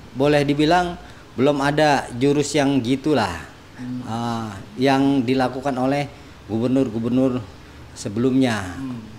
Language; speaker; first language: Indonesian; native; Indonesian